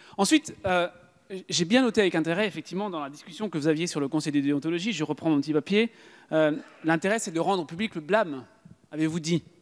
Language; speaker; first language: French; native; French